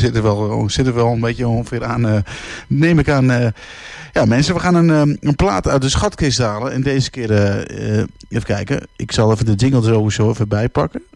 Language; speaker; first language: Dutch; native; Dutch